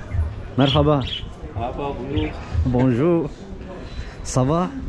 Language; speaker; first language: French; non-native, learner; Turkish